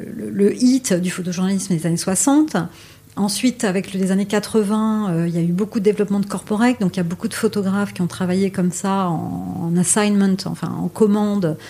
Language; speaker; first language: French; native; French